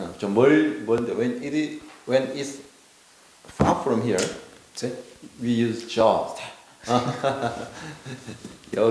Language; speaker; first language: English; non-native, learner; Korean